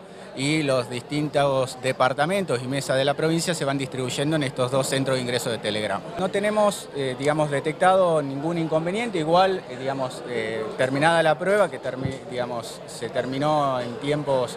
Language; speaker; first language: Spanish; native; Spanish